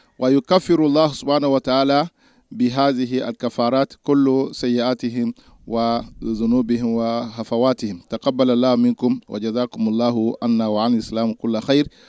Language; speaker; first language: Arabic; non-native, fluent; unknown